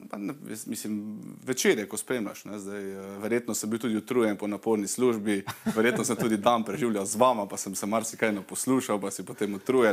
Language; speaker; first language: Slovenian; native; Slovenian